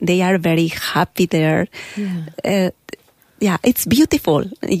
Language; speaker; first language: English; non-native, learner; Spanish